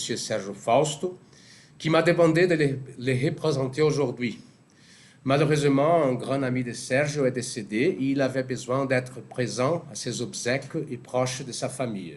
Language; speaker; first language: French; non-native, fluent; Portuguese